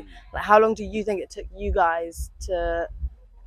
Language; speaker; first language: English; native; English